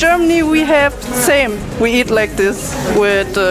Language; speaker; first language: English; non-native, learner; German